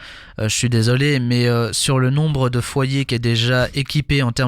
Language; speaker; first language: French; native; French